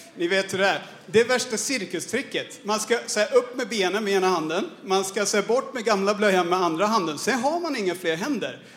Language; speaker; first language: Swedish; non-native, fluent; English